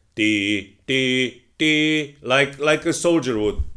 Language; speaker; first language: English; non-native, fluent; Slovenian